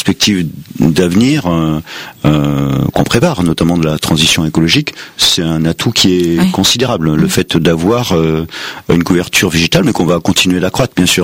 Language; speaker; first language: French; native; French